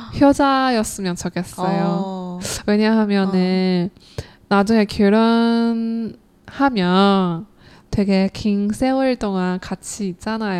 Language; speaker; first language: Korean; non-native, learner; Chinese